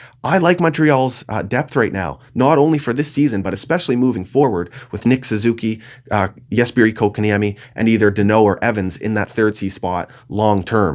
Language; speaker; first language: English; native; English